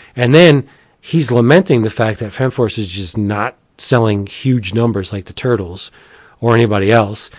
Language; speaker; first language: English; native; English